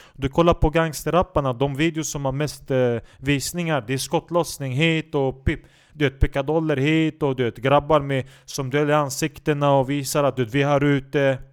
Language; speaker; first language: Swedish; non-native, local second language; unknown